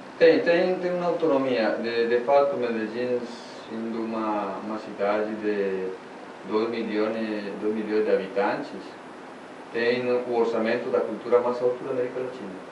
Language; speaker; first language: Portuguese; non-native, learner; Spanish